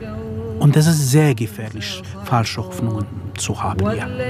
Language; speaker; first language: German; non-native, fluent; Kurdish